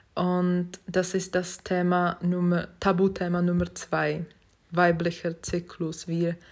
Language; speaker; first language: German; non-native, fluent; Czech